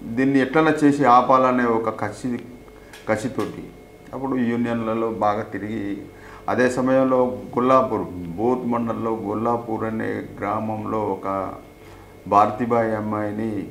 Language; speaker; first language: Telugu; non-native, local second language; Gondi